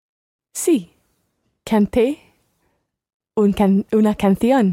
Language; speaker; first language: Spanish; non-native, learner; English